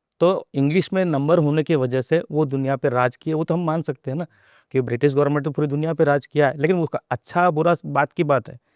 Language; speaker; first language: Hindi; non-native, local second language; Telugu